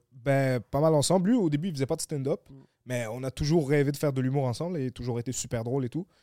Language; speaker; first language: French; native; French